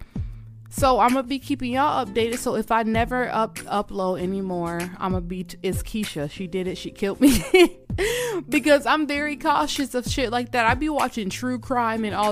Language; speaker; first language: English; native; English